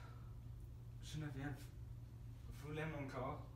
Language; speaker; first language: French; non-native, learner; English